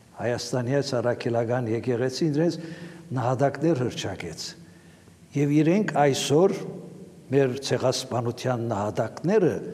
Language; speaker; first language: Armenian; native; Armenian